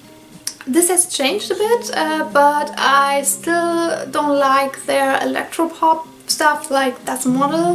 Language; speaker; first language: English; non-native, fluent; German